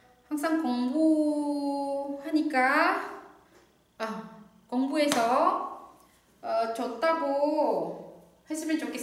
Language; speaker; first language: Korean; non-native, fluent; Indonesian